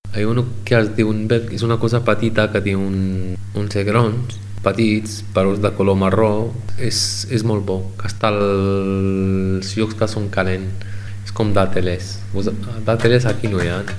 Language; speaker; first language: Catalan; non-native, learner; Arabic